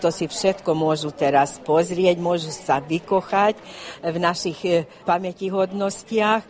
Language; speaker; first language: Slovak; non-native, local second language; Hungarian